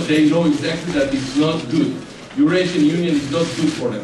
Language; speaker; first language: English; non-native, fluent; Georgian